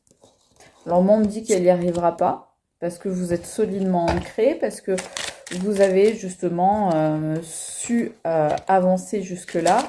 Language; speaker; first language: French; native; French